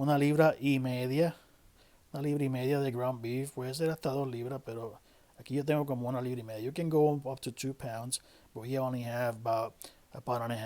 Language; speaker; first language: Spanish; native; Spanish